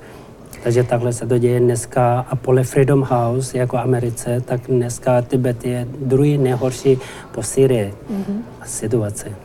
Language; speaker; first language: Czech; non-native, learner; Tibetan